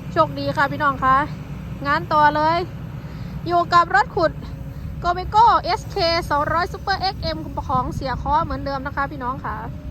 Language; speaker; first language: Thai; non-native, local second language; Northeastern Thai